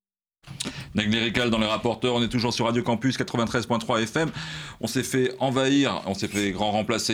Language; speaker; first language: French; native; French